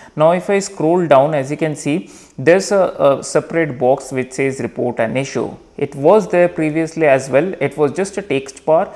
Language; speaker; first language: English; non-native, local second language; Hindi